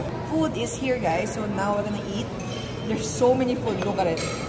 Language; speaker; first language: English; non-native, local second language; Korean